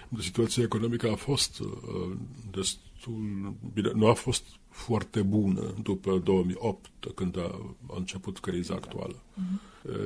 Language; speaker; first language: Romanian; non-native, fluent; Finnish